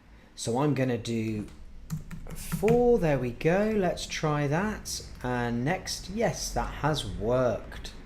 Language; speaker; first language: English; native; English